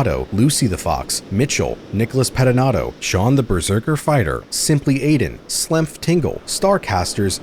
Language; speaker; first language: English; native; English